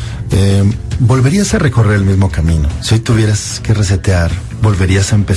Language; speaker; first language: Spanish; native; Spanish